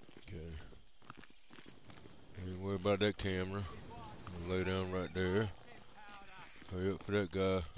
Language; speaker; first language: English; native; English